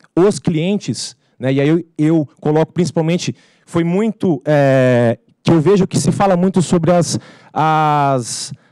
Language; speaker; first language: Portuguese; native; Portuguese